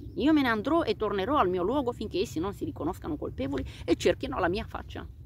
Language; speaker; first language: Italian; non-native, fluent; Romanian